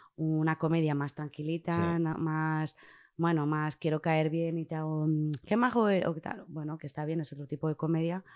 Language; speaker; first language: Spanish; native; Spanish